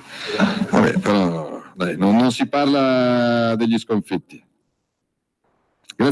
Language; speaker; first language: Italian; native; Italian